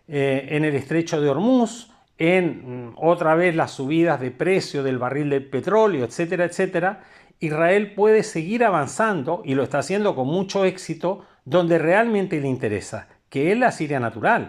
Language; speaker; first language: Spanish; native; Spanish